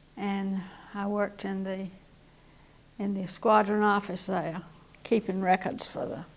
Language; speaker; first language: English; native; English